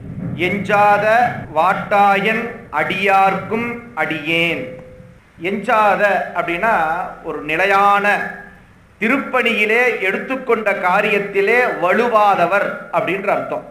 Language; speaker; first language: Tamil; native; Tamil